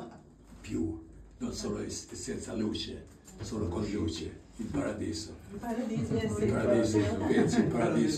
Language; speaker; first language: Italian; non-native, learner; Albanian